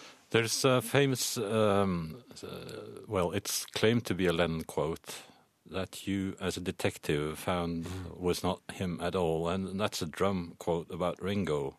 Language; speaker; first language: English; non-native, fluent; Norwegian